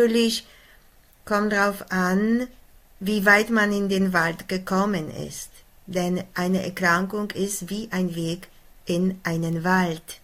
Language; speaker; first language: German; non-native, fluent; Polish